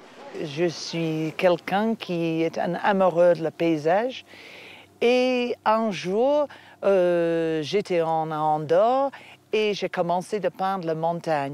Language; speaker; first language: French; non-native, fluent; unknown